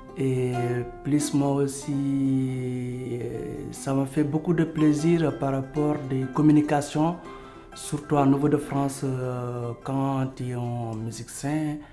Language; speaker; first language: French; non-native, local second language; Wolof